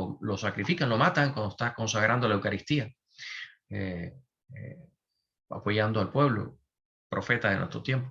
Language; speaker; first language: Spanish; native; Spanish